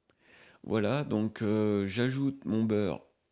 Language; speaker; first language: French; native; French